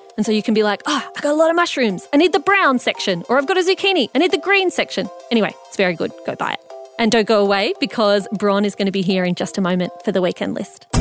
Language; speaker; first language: English; early bilingual, other home language; Hindi